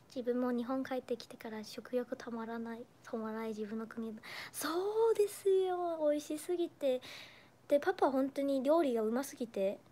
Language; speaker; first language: Japanese; non-native, fluent; Chinese